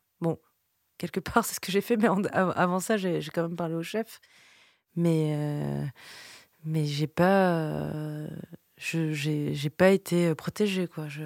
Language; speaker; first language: French; early bilingual, other home language; Vietnamese